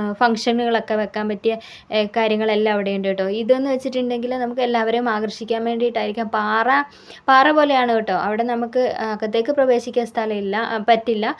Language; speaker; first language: Malayalam; native; Malayalam